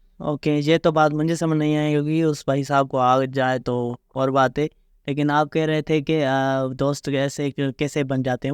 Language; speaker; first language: Urdu; non-native, local second language; Sindhi